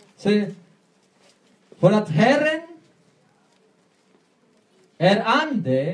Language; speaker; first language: Swedish; non-native, learner; Spanish